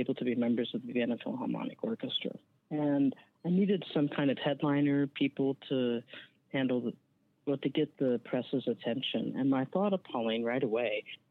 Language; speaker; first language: English; native; English